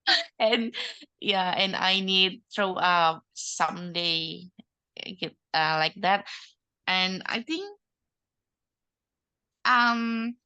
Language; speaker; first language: English; non-native, learner; Indonesian